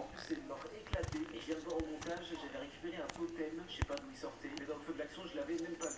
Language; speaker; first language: French; native; French